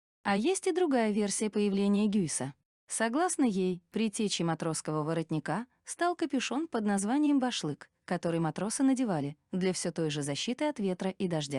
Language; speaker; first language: Russian; native; Russian